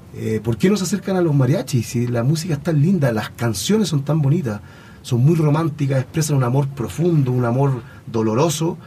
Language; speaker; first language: Spanish; native; Spanish